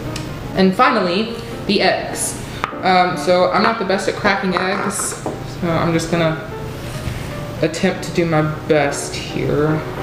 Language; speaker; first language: English; native; English